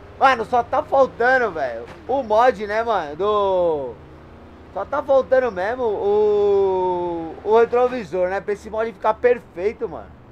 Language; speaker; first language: Portuguese; native; Portuguese